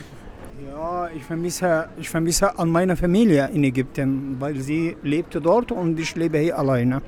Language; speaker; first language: German; non-native, learner; Arabic